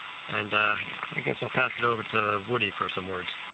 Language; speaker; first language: English; non-native, fluent; Arabic